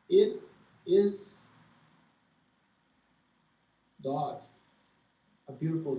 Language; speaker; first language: English; non-native, learner; Portuguese